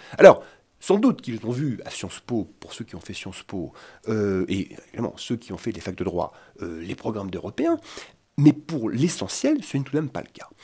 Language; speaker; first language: French; native; French